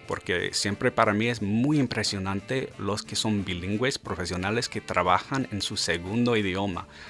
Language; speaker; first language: Spanish; non-native, fluent; English